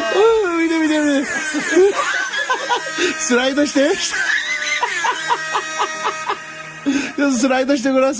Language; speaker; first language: Japanese; non-native, fluent; English